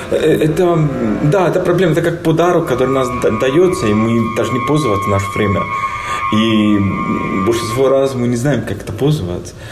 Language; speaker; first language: Russian; non-native, fluent; Greek